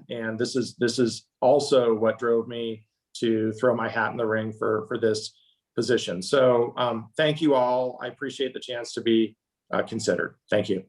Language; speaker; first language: English; native; English